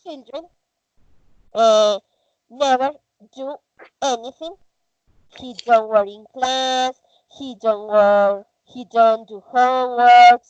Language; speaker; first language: English; non-native, learner; Spanish